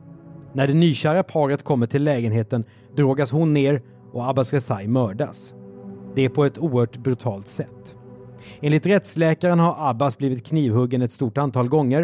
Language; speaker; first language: Swedish; native; Swedish